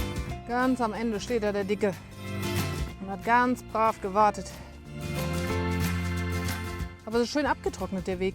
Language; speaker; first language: German; native; German